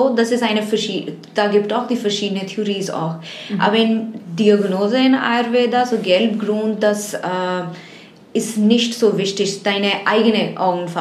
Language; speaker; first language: German; non-native, fluent; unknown